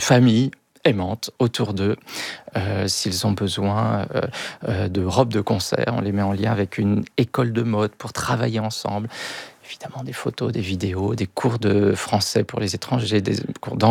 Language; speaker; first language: French; native; French